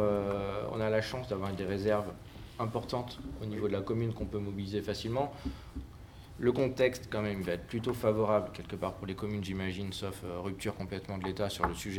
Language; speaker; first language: French; native; French